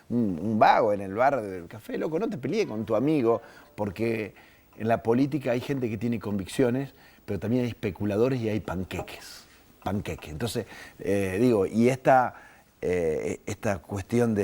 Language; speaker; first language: Spanish; native; Spanish